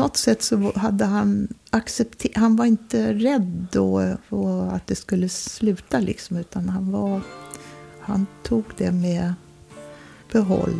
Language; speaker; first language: Swedish; native; Swedish